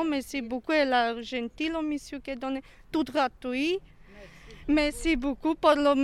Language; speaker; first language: French; non-native, learner; Serbian